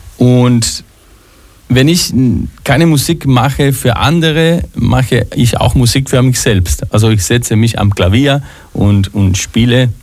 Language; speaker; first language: German; non-native, fluent; Spanish